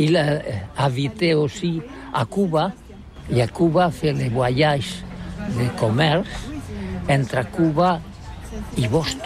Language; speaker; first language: French; non-native, learner; Catalan